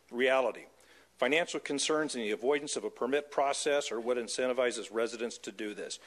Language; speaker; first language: English; native; English